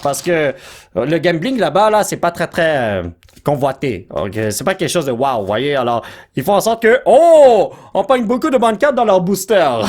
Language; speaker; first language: French; native; French